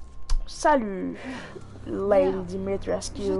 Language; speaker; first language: French; native; French